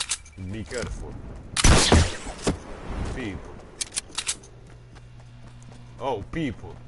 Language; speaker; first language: English; non-native, learner; French